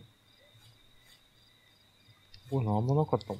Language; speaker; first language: Japanese; native; Japanese